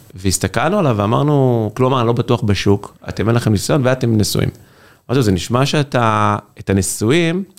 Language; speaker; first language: Hebrew; native; Hebrew